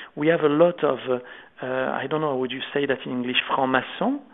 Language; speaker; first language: English; non-native, fluent; French